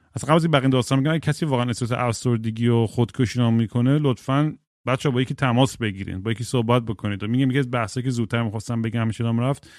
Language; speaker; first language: Persian; native; Persian